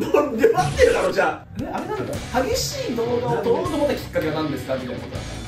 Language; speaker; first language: Japanese; native; Japanese